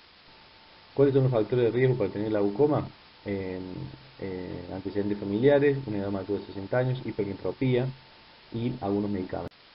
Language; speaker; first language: Spanish; native; Spanish